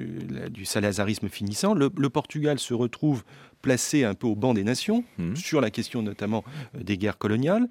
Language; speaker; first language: French; native; French